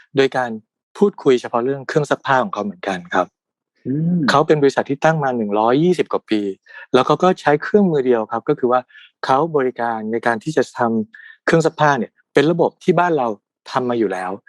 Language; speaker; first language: Thai; native; Thai